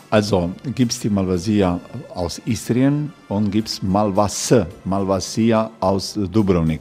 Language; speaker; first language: German; non-native, learner; Croatian